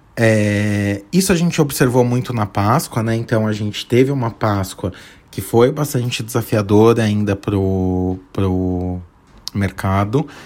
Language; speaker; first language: Portuguese; native; Portuguese